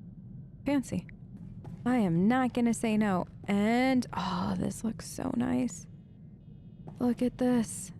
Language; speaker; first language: English; native; English